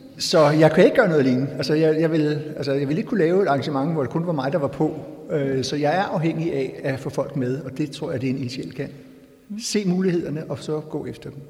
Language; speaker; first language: Danish; native; Danish